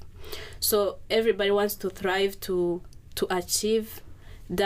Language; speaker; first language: English; non-native, local second language; Kinyarwanda